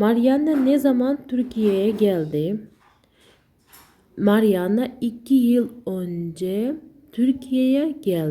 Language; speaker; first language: Turkish; non-native, learner; Uzbek